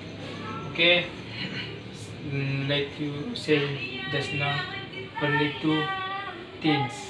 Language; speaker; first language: English; non-native, learner; Indonesian